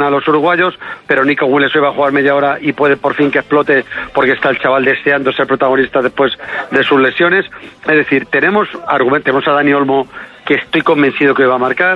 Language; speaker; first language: Spanish; native; Spanish